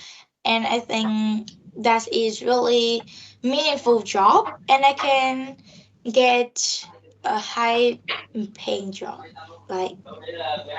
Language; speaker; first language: English; non-native, learner; Vietnamese